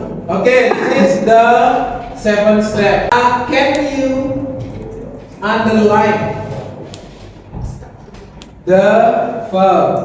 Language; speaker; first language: English; non-native, learner; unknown